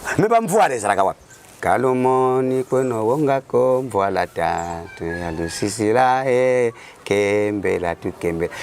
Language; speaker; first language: Lingala; non-native, local second language; Kongo